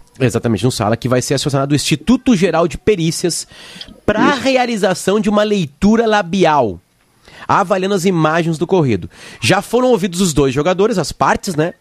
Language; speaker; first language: Portuguese; native; Portuguese